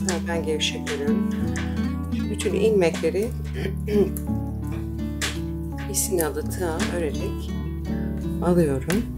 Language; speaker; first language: Turkish; native; Turkish